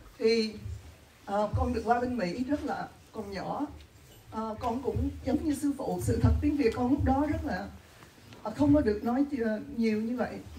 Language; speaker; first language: Vietnamese; early bilingual, heritage; Vietnamese